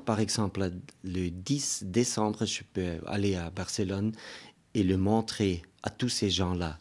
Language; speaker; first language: French; non-native, local second language; German